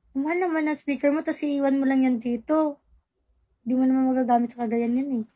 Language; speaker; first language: Filipino; non-native, local second language; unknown